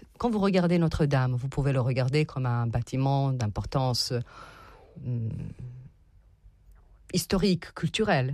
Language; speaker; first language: French; non-native, fluent; Serbian